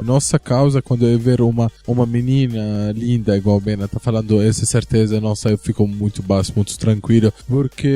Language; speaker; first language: Portuguese; non-native, learner; Arabic